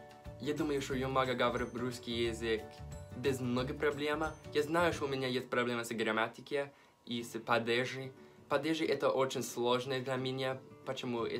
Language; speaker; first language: Russian; non-native, learner; English